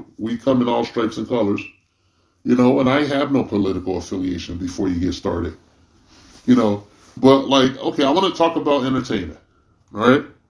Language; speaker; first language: English; native; English